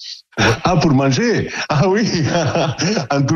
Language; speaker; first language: French; non-native, learner; Italian